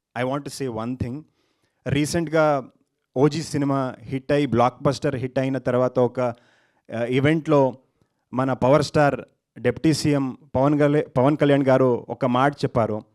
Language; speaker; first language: Telugu; non-native, learner; Kannada